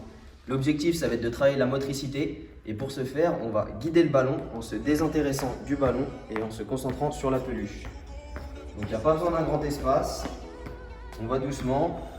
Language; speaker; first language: French; native; French